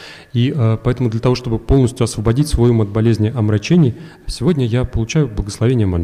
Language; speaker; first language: Russian; native; Russian